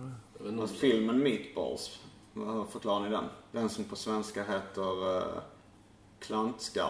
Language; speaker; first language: Swedish; native; Swedish